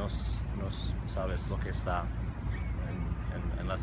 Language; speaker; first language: Spanish; non-native, fluent; English